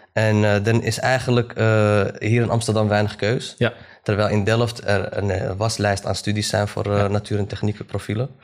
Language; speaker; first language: Dutch; early bilingual, other home language; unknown